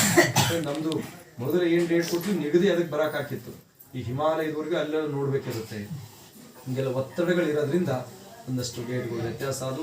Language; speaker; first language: Kannada; native; Kannada